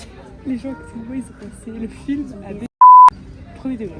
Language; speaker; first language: French; native; French